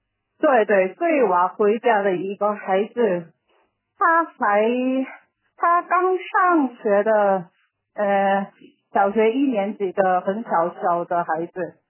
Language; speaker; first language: Chinese; non-native, learner; Korean